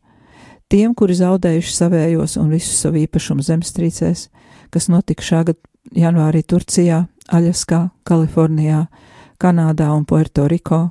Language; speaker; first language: Latvian; native; Latvian